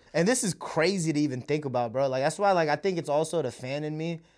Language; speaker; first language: English; early bilingual, other home language; Malayalam